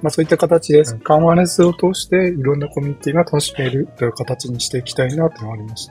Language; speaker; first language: Japanese; native; Japanese